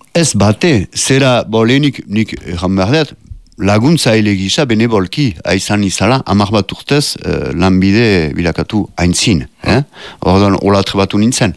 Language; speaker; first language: Basque; native; Basque